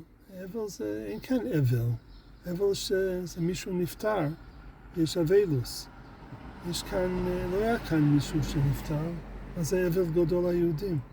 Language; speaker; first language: Hebrew; non-native, fluent; English